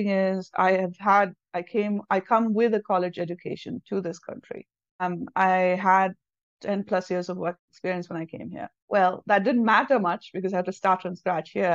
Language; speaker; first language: English; non-native, local second language; Tamil